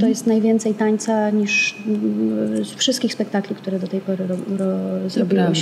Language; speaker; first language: Polish; native; Polish